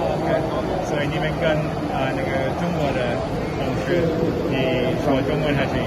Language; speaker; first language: Chinese; non-native, fluent; English